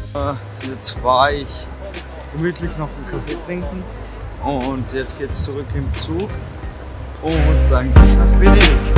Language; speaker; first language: German; native; German